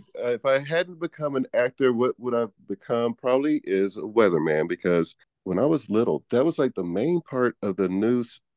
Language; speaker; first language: English; native; English